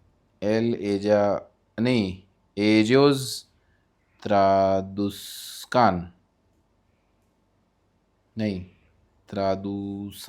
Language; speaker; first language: Spanish; non-native, learner; Hindi